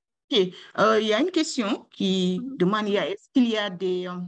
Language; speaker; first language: French; non-native, local second language; Wolof